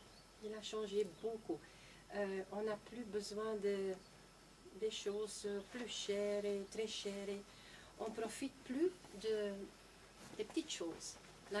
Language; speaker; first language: French; non-native, local second language; Dutch